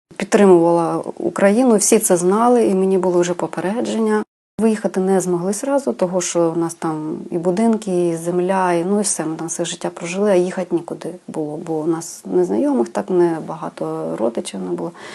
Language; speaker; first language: Ukrainian; non-native, local second language; Russian